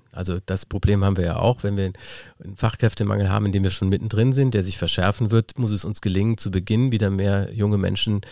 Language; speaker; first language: German; native; German